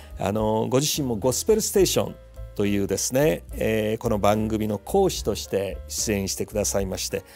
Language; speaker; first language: Japanese; native; Japanese